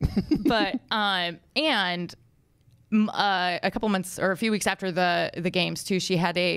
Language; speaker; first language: English; native; English